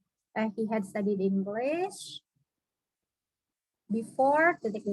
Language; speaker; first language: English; non-native, learner; Indonesian